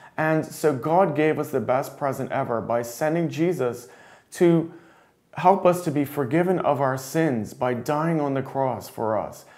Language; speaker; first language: English; native; English